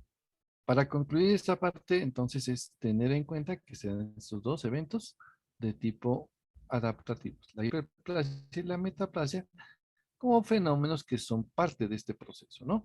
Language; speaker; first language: Spanish; native; Spanish